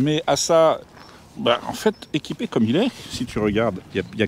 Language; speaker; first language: French; native; French